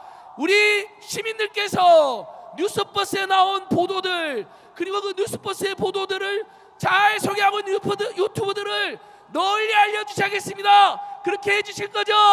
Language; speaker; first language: Korean; native; Korean